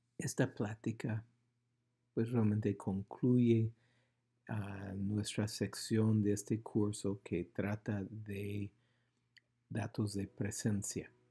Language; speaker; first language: Spanish; non-native, fluent; English